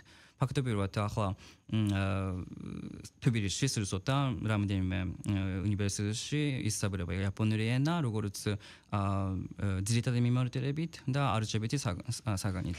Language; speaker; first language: Georgian; non-native, fluent; Japanese